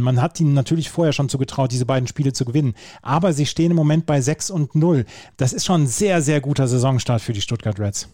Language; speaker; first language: German; native; German